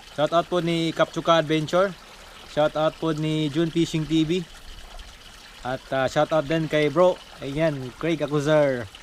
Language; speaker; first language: Filipino; non-native, local second language; Cebuano